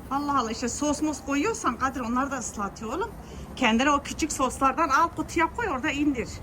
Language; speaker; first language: Turkish; early bilingual, heritage; Turkish